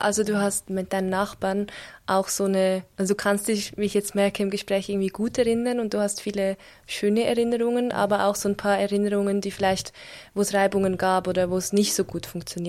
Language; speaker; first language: German; native; German